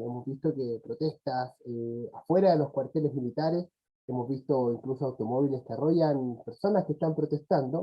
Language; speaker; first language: Spanish; native; Spanish